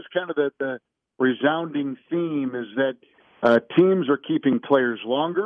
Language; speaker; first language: English; native; English